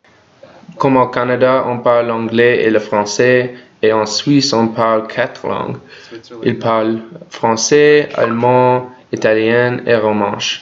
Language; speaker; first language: French; non-native, learner; English